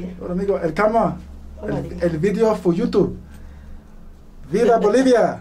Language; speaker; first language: Spanish; non-native, learner; English